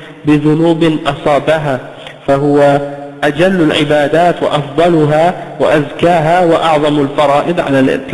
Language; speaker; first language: Arabic; non-native, fluent; French